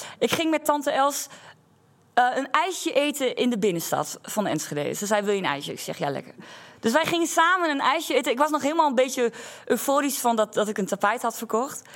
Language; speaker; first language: Dutch; native; Dutch